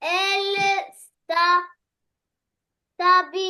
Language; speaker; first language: French; non-native, learner; Arabic